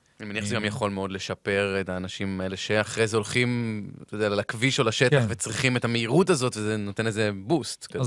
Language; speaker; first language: Hebrew; native; Hebrew